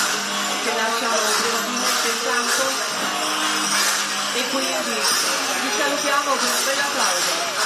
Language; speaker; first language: Italian; native; Italian